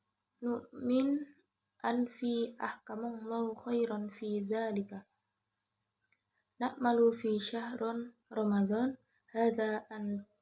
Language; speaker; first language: Arabic; non-native, learner; Indonesian